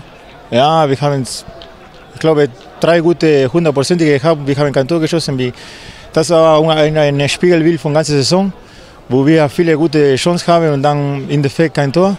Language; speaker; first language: German; non-native, fluent; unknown